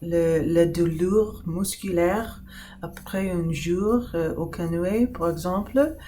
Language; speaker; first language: French; non-native, fluent; English